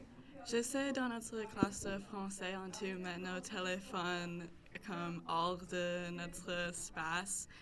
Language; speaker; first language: French; non-native, local second language; English